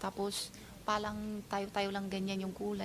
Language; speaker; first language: Filipino; non-native, learner; Chinese